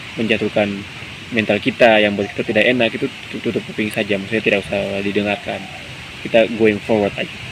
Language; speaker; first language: Indonesian; non-native, local second language; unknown